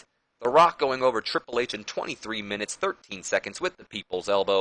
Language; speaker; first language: English; native; English